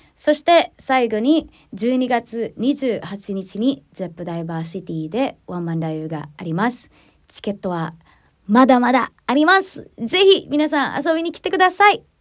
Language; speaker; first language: Japanese; non-native, fluent; Filipino